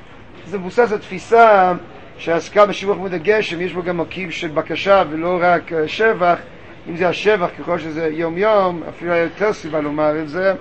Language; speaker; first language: Hebrew; native; Hebrew